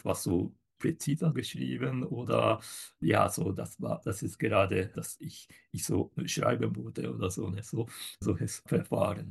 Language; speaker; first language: German; non-native, fluent; Japanese